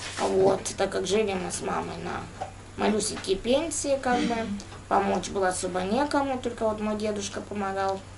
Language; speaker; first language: Russian; native; Russian